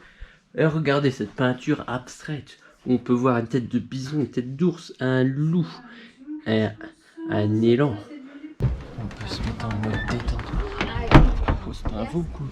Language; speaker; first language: French; native; French